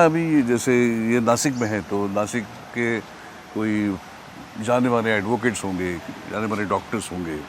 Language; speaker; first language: Hindi; non-native, local second language; Marathi